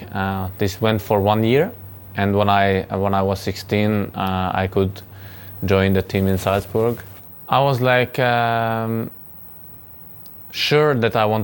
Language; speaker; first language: English; non-native, fluent; Hungarian